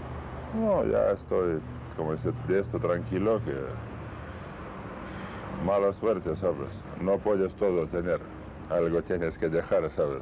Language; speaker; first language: Spanish; non-native, learner; Lithuanian